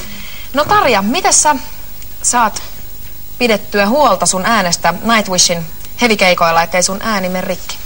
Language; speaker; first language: Finnish; native; Finnish